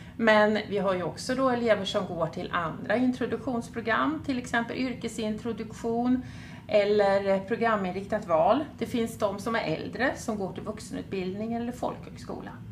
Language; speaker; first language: Swedish; native; Swedish